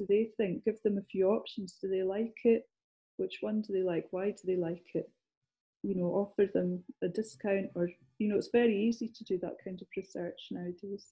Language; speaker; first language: English; native; English